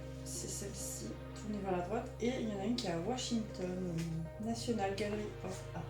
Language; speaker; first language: French; native; French